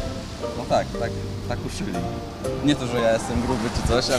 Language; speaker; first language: Polish; native; Polish